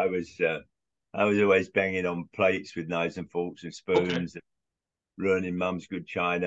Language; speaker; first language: English; native; English